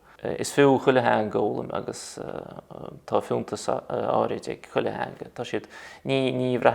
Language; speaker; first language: Irish; non-native, fluent; Russian